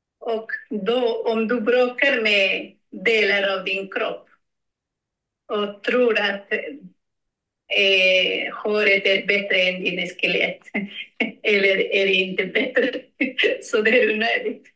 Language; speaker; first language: Swedish; non-native, learner; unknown